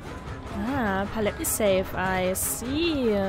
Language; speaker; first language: German; native; German